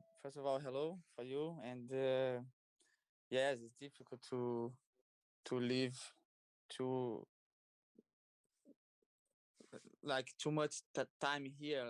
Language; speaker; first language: English; non-native, learner; Portuguese